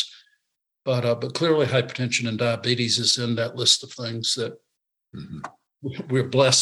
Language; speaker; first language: English; native; English